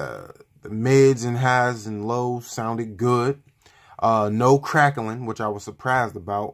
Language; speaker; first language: English; native; English